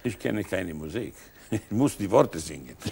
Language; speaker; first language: German; non-native, learner; Italian